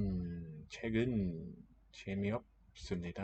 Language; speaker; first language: Korean; non-native, learner; English